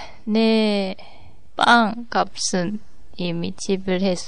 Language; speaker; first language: Korean; non-native, learner; Japanese